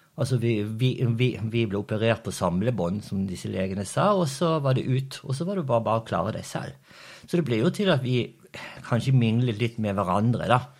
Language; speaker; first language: Norwegian; early bilingual, other home language; Portuguese